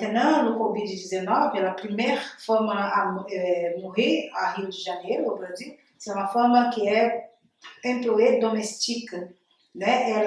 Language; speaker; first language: French; non-native, learner; Portuguese